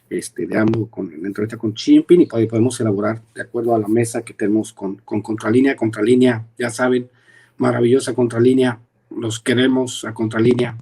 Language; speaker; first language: Spanish; native; Spanish